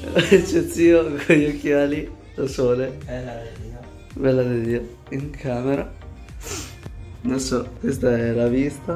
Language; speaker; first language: Italian; early bilingual, other home language; Filipino